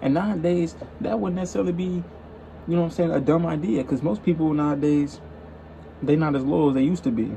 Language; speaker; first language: English; native; English